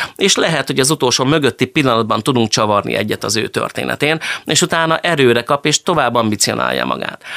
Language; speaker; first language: Hungarian; native; Hungarian